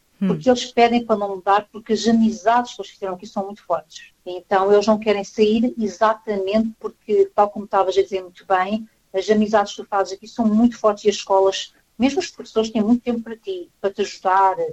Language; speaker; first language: Portuguese; native; Portuguese